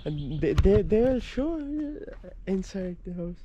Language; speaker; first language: English; non-native, learner; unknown